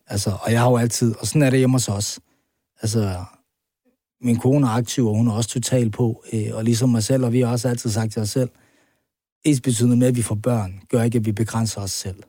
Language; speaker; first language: Danish; early bilingual, other home language; Arabic